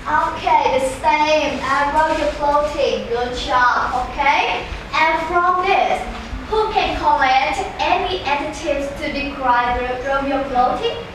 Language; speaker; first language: English; non-native, learner; Vietnamese